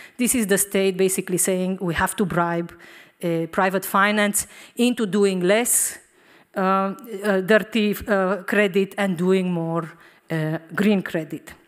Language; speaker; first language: English; non-native, fluent; Romanian